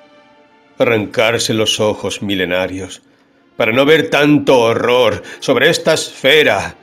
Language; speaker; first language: Spanish; native; Spanish